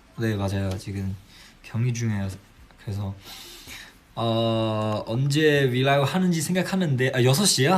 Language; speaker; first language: Korean; non-native, fluent; Chinese